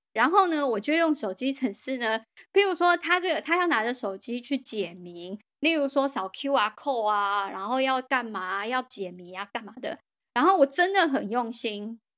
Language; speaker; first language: Chinese; native; Chinese